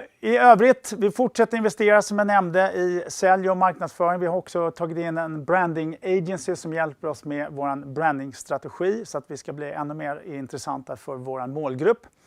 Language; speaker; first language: Swedish; native; Swedish